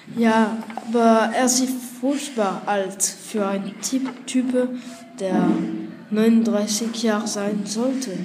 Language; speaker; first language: German; non-native, learner; French